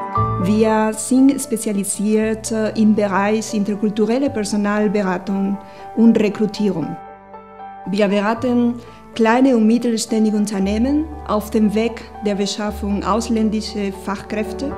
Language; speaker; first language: German; non-native, fluent; Spanish